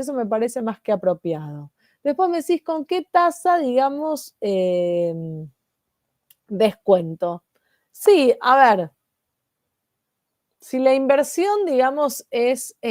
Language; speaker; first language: Spanish; native; Spanish